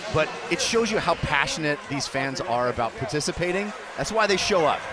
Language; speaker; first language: English; native; English